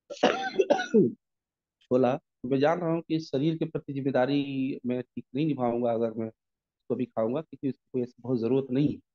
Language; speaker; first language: Hindi; native; Hindi